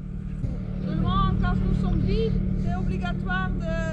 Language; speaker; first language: French; non-native, learner; Dutch